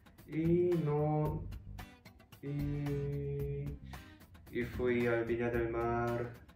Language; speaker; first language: Spanish; non-native, learner; Korean